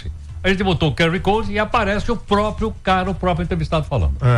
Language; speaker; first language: Portuguese; native; Portuguese